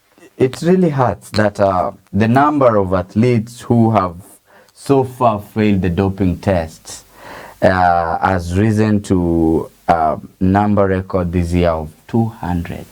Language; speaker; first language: English; non-native, local second language; Swahili